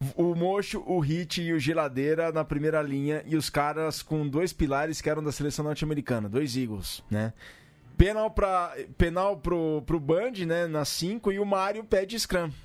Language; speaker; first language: Portuguese; native; Portuguese